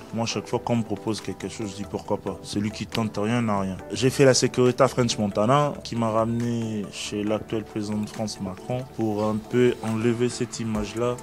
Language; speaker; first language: French; non-native, local second language; Lingala